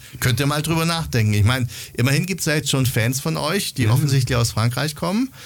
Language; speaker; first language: German; native; German